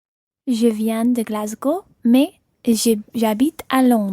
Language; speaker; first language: French; non-native, learner; English